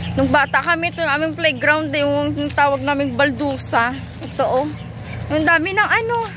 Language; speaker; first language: Filipino; non-native, local second language; Hiligaynon